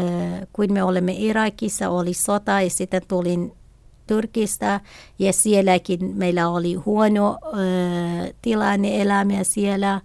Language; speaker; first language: Finnish; non-native, learner; Kurdish